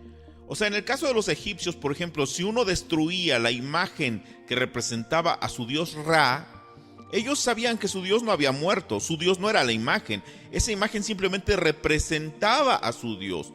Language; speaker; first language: Spanish; native; Spanish